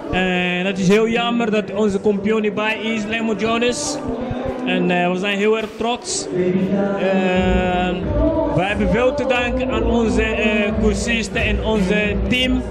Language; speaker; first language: Dutch; non-native, fluent; Portuguese